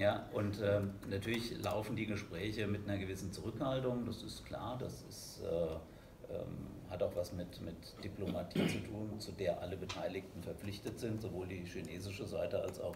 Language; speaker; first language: German; native; German